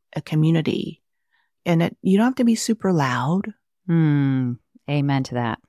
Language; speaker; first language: English; early bilingual, other home language; Vietnamese